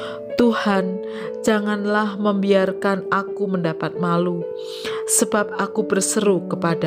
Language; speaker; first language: Indonesian; native; Indonesian